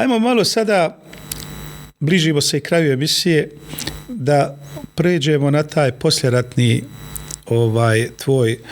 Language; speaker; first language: Bosnian; native; Bosnian